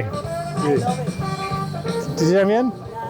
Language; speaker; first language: Spanish; non-native, learner; English